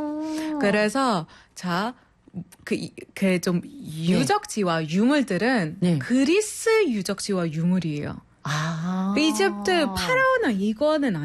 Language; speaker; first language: Korean; non-native, fluent; Arabic